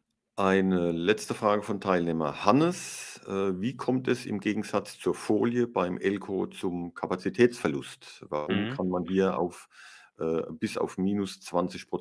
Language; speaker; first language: German; native; German